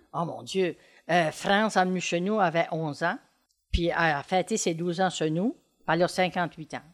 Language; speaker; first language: French; native; French